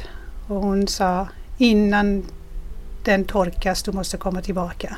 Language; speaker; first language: Swedish; non-native, fluent; Persian